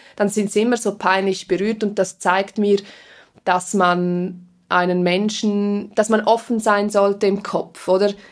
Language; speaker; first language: German; non-native, fluent; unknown